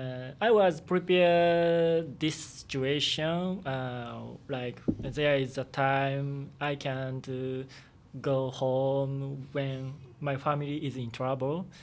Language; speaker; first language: English; non-native, learner; Japanese